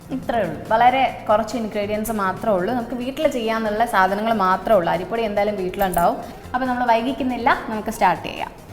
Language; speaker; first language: Malayalam; native; Malayalam